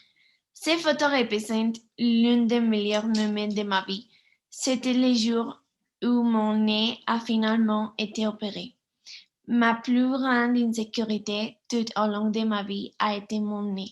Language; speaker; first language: French; non-native, learner; Spanish